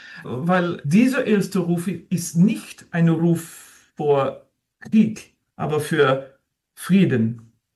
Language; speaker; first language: German; non-native, fluent; French